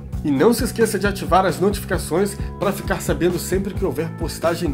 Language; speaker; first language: Portuguese; native; Portuguese